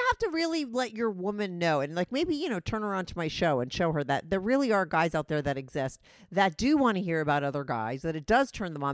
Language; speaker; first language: English; native; English